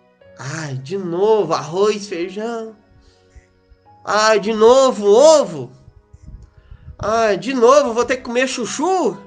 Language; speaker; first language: Portuguese; native; Portuguese